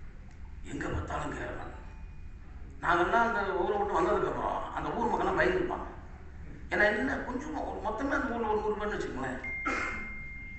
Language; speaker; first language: Tamil; native; Tamil